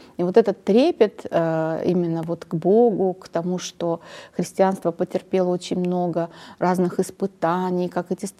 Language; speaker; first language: Russian; non-native, local second language; Armenian